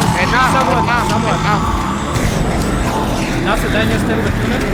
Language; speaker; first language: Bulgarian; native; Bulgarian